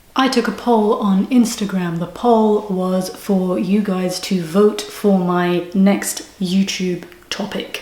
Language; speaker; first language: English; native; English